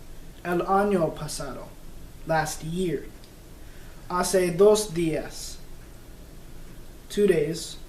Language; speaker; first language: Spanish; non-native, learner; English